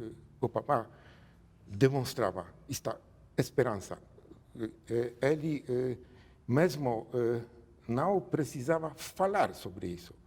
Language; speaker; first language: Portuguese; non-native, learner; Polish